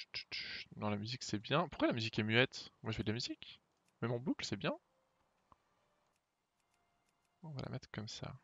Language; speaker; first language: French; native; French